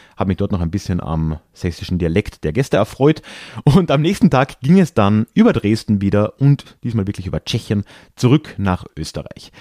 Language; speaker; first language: German; native; German